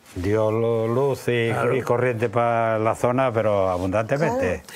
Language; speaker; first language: Spanish; native; Spanish